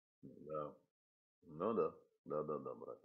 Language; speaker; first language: Russian; non-native, fluent; Arabic